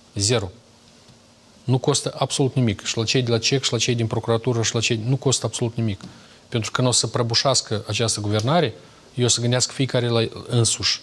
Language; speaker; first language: Romanian; native; Romanian